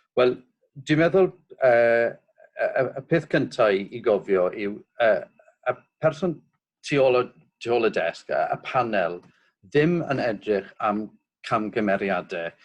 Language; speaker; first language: Welsh; non-native, local second language; English